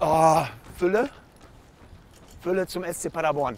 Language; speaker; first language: German; native; German